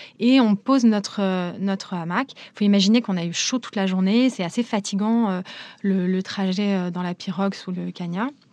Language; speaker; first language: French; native; French